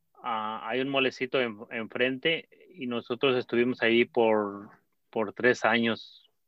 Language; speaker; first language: Spanish; native; Spanish